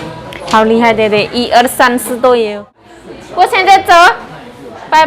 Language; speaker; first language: Chinese; non-native, learner; Indonesian